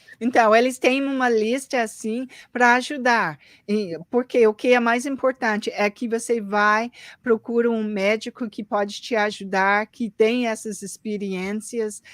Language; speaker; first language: Portuguese; early bilingual, heritage; English